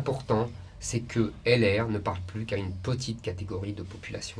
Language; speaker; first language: French; native; French